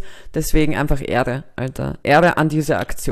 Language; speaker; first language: German; native; German